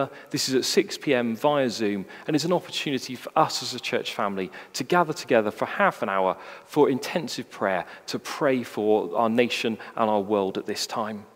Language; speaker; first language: English; native; English